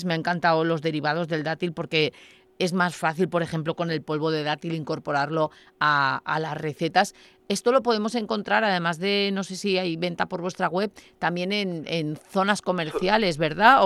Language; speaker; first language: Spanish; native; Spanish